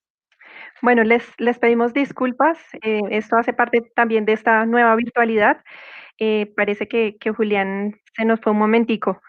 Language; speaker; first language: Spanish; native; Spanish